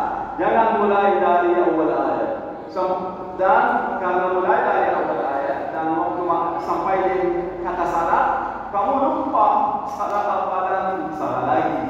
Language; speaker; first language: Indonesian; non-native, learner; Arabic